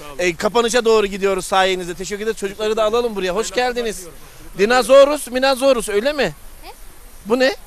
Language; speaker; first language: Turkish; native; Turkish